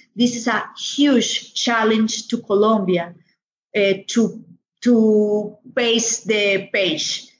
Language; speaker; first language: English; non-native, learner; Spanish